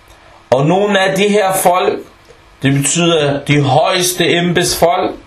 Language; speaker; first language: Danish; non-native, fluent; Arabic